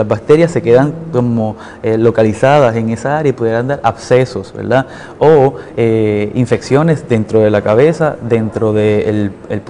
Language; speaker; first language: Spanish; native; Spanish